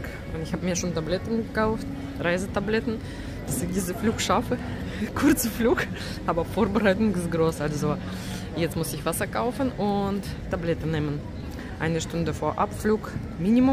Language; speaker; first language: German; non-native, learner; Russian